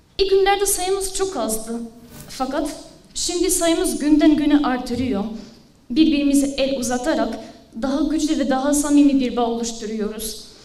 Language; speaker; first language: Turkish; non-native, fluent; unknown